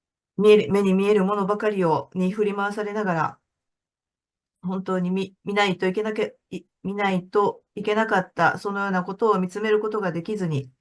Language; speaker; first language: Japanese; native; Japanese